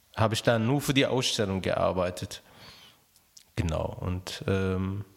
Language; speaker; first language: German; non-native, fluent; Arabic